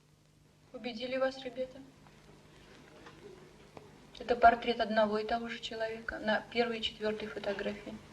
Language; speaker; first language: Russian; native; Russian